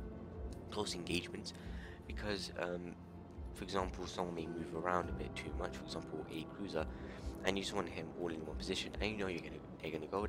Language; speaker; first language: English; native; English